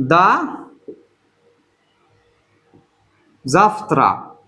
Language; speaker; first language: Russian; non-native, learner; Bangla